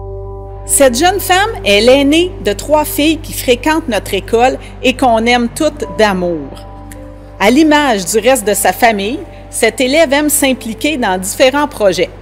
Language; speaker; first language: French; native; French